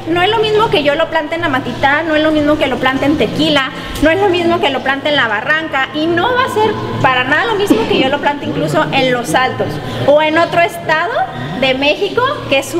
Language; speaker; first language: Spanish; native; Spanish